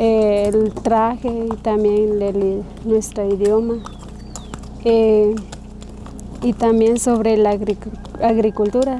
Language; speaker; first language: Spanish; non-native, local second language; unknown